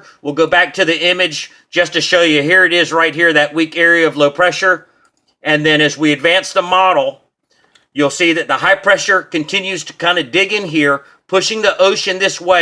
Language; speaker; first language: English; native; English